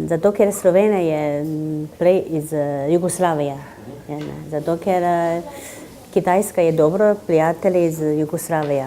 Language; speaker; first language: Slovenian; non-native, learner; Chinese